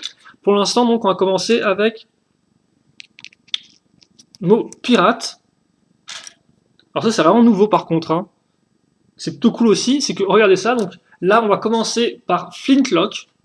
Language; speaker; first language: French; native; French